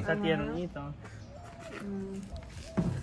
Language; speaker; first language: Spanish; native; Spanish